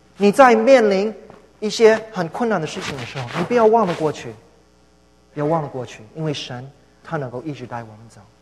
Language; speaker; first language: Chinese; non-native, fluent; English